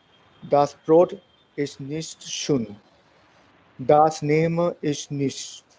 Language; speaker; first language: German; non-native, learner; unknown